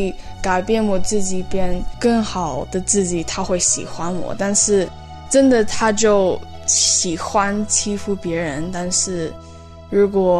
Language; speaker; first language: Chinese; early bilingual, heritage; Chinese